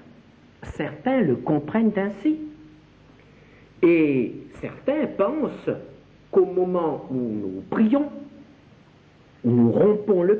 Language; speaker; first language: French; native; French